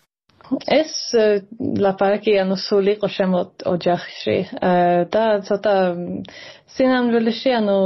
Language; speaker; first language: Georgian; early bilingual, heritage; Swedish